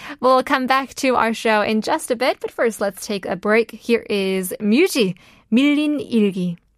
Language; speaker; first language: English; early bilingual, other home language; Korean